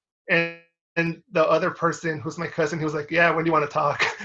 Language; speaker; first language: English; early bilingual, other home language; Spanish